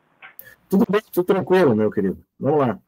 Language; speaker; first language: Portuguese; native; Portuguese